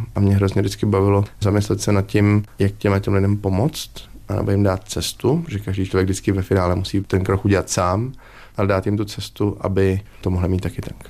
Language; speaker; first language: Czech; native; Czech